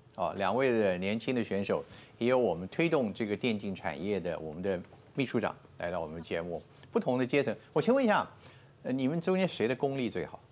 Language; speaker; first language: Chinese; native; Chinese